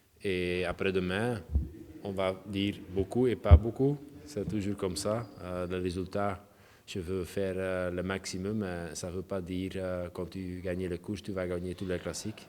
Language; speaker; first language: French; non-native, local second language; Dutch